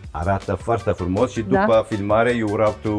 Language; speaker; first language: Romanian; non-native, learner; Turkish